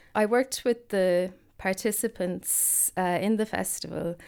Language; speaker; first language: English; native; English